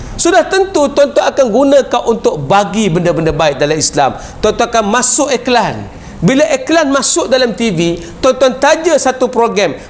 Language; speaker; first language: Malay; native; Malay